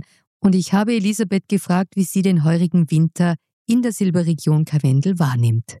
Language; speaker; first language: German; native; German